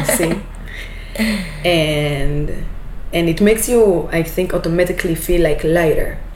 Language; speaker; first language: English; non-native, fluent; Hebrew